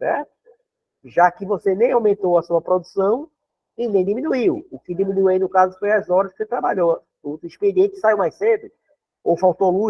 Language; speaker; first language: Portuguese; native; Portuguese